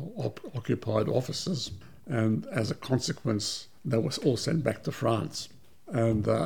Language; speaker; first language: English; early bilingual, other home language; Serbian